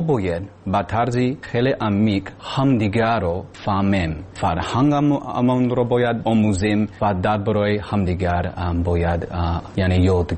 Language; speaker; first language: Persian; non-native, learner; English